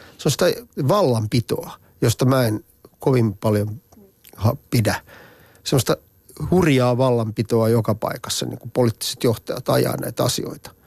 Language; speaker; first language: Finnish; native; Finnish